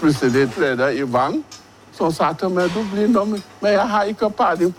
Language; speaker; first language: Norwegian; non-native, learner; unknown